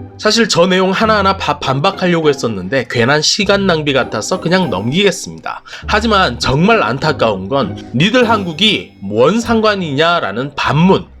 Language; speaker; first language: Korean; native; Korean